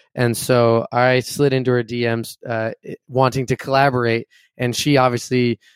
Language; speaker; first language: English; native; English